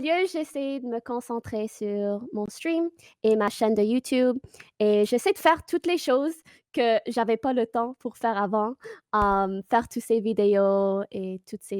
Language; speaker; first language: French; non-native, fluent; English